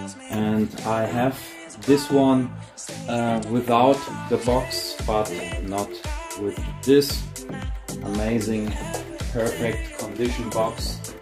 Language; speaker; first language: English; non-native, learner; German